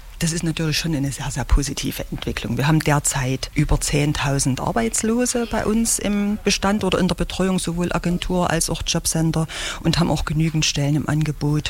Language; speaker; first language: German; native; German